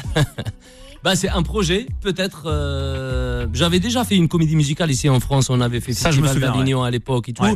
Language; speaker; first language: French; non-native, local second language; Arabic